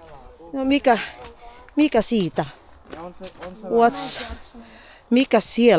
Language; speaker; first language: Finnish; non-native, learner; Filipino